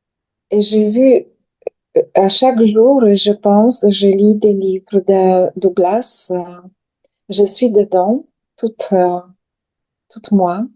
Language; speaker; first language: French; non-native, learner; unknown